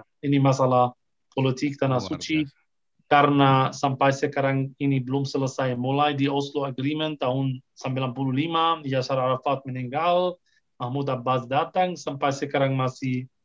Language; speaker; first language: Indonesian; non-native, fluent; Arabic